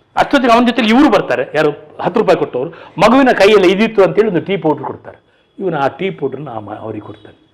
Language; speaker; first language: Kannada; non-native, local second language; Tulu